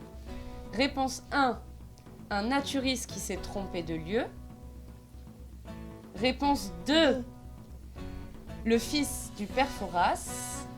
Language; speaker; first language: French; native; French